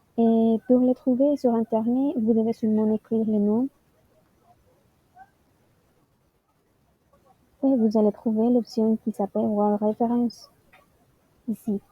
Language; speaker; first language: French; non-native, learner; Spanish